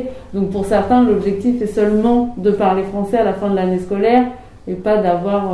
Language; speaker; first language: French; native; French